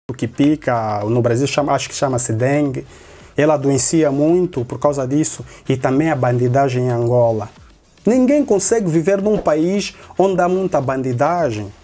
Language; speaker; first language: Portuguese; native; Portuguese